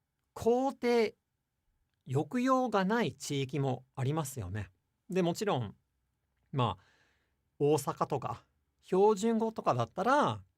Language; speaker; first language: Japanese; non-native, fluent; English